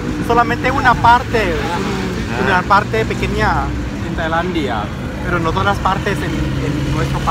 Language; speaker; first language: Spanish; non-native, learner; Thai